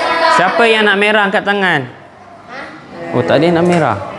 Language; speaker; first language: Malay; native; Malay